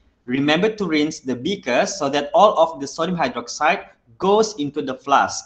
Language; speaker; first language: English; non-native, local second language; Malay